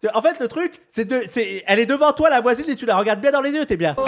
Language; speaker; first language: French; native; French